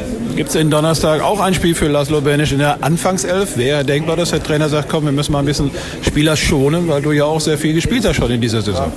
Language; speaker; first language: German; native; German